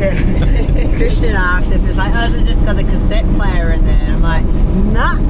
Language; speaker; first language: English; native; English